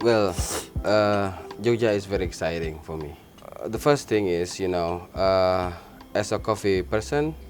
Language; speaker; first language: English; non-native, learner; Indonesian